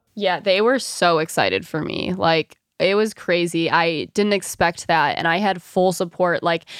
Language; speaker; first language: English; native; English